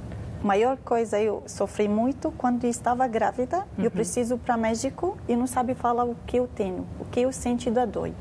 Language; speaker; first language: Portuguese; non-native, learner; Arabic